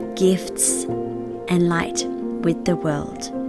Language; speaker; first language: English; early bilingual, other home language; French